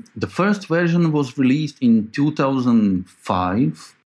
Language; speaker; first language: English; non-native, fluent; Slovak